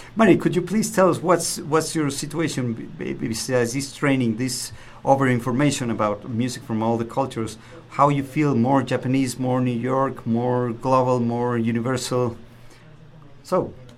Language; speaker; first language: English; non-native, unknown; Spanish